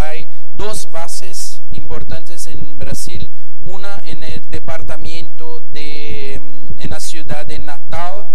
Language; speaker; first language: Spanish; non-native, fluent; Portuguese